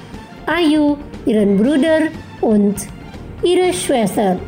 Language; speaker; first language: German; non-native, fluent; Indonesian